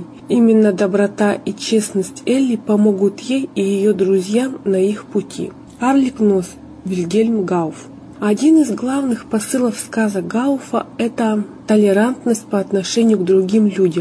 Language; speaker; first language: Russian; native; Russian